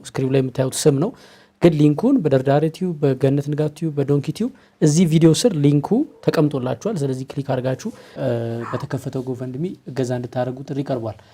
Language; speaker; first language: Amharic; native; Amharic